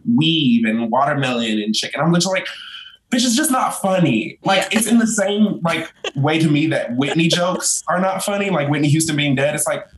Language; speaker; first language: English; native; English